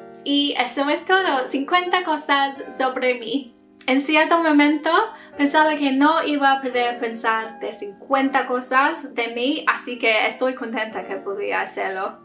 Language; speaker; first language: Spanish; non-native, learner; English